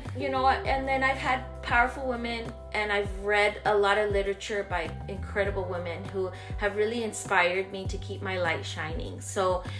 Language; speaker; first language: English; early bilingual, other home language; Spanish